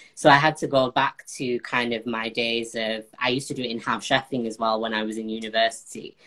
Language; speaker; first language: English; native; English